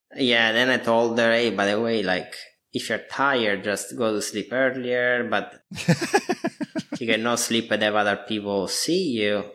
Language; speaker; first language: English; non-native, fluent; Italian